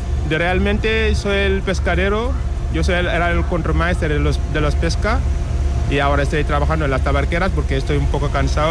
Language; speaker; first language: Spanish; non-native, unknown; Wolof